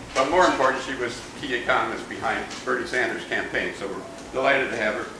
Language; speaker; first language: English; native; English